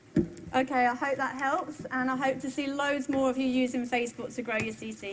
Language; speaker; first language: English; native; English